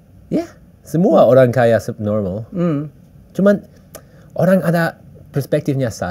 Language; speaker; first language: Indonesian; early bilingual, heritage; English